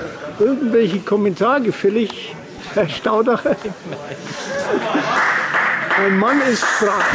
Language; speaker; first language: German; native; German